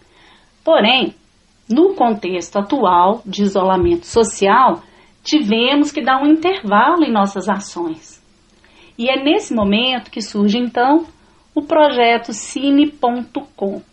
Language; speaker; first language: Portuguese; native; Portuguese